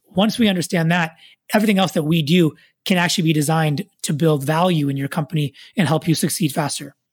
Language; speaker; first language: English; native; English